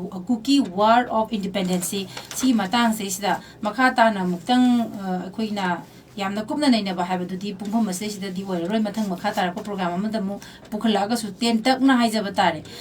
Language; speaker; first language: Manipuri; native; Manipuri